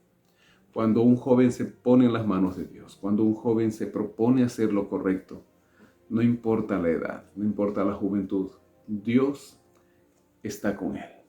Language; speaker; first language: Spanish; native; Spanish